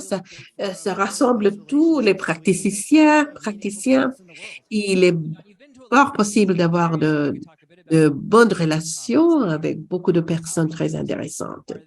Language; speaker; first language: French; non-native, fluent; English